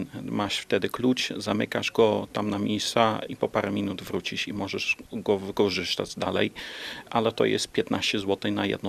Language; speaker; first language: Polish; non-native, learner; Dutch